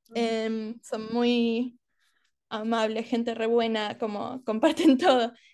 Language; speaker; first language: Spanish; early bilingual, heritage; Spanish